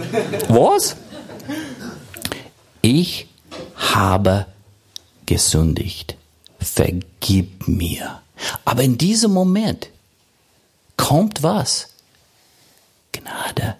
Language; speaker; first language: German; non-native, fluent; English